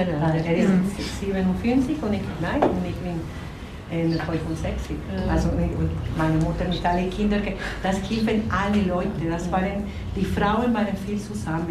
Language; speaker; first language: German; non-native, learner; Spanish